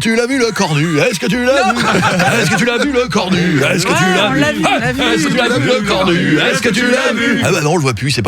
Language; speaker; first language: French; native; French